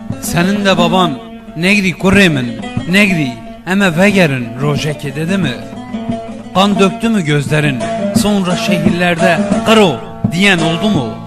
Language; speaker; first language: Turkish; non-native, local second language; Kurdish